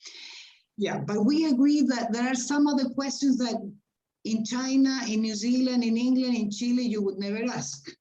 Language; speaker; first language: English; non-native, fluent; Spanish